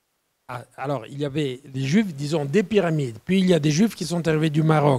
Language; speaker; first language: French; non-native, fluent; Italian